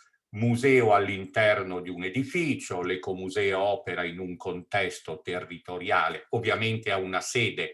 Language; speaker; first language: Italian; native; Italian